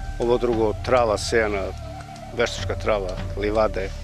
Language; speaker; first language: Serbian; native; Serbian